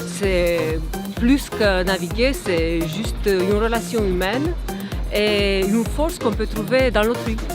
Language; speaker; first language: French; non-native, fluent; Romanian